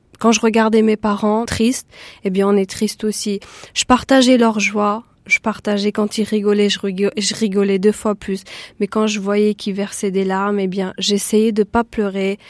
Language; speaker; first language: French; early bilingual, other home language; Persian